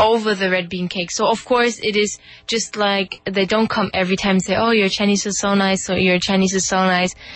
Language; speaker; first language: English; non-native, fluent; German